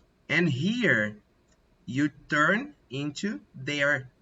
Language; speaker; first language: English; non-native, fluent; Portuguese